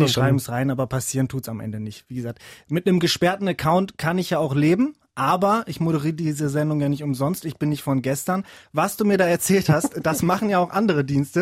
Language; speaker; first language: German; native; German